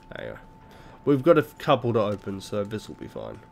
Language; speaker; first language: English; native; English